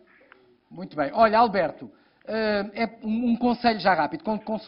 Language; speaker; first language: Portuguese; native; Portuguese